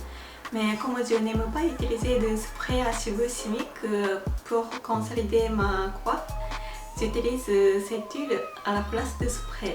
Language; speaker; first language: French; non-native, fluent; Japanese